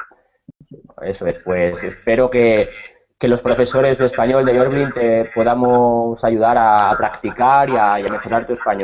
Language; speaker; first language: Spanish; native; Spanish